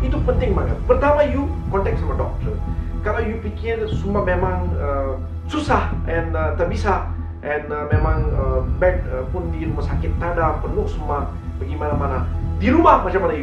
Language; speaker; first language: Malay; non-native, learner; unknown